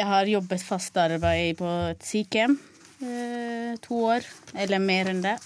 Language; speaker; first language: Norwegian; non-native, learner; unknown